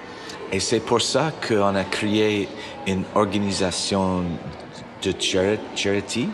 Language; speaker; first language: French; non-native, learner; English